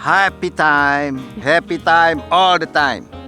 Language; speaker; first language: English; non-native, fluent; Indonesian